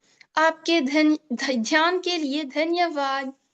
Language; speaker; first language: Hindi; non-native, local second language; Morisyen